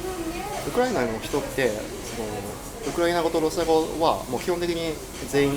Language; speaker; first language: Japanese; native; Japanese